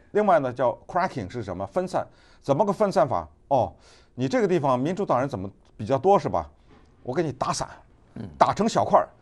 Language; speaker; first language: Chinese; native; Chinese